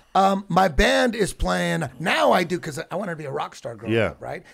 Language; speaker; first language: English; native; English